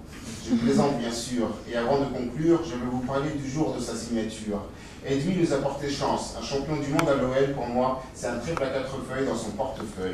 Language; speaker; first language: French; native; French